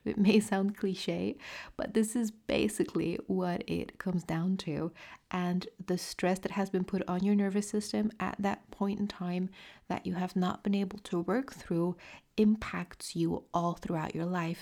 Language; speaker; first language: English; non-native, fluent; French